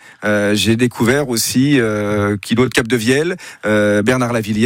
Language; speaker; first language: French; native; French